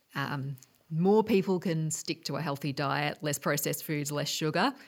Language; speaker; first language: English; native; English